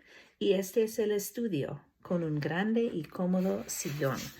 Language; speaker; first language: Spanish; non-native, fluent; English